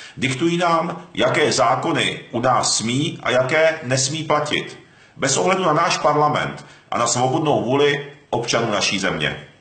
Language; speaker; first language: Czech; early bilingual, other home language; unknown